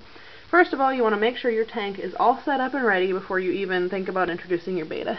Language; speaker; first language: English; native; English